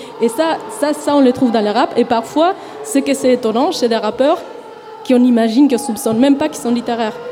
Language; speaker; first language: French; non-native, fluent; Spanish